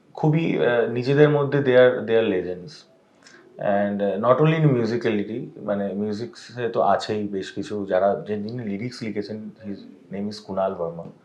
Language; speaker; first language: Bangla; native; Bangla